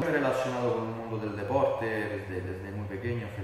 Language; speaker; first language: Spanish; non-native, fluent; Italian